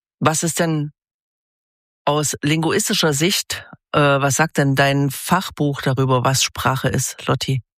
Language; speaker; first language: German; native; German